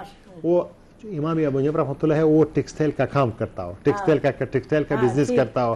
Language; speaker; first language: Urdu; non-native, learner; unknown